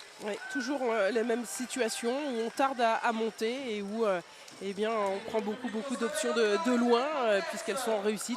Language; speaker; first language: French; native; French